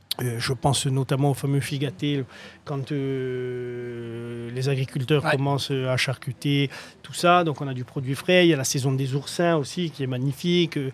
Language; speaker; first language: French; native; French